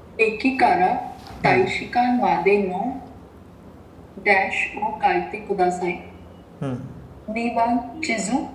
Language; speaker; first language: Japanese; non-native, learner; Hindi